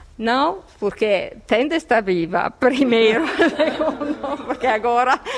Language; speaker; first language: Portuguese; non-native, fluent; Italian